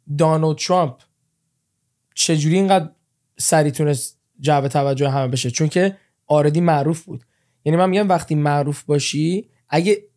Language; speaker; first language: Persian; early bilingual, heritage; Persian